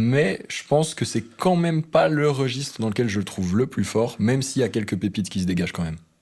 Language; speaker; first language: French; native; French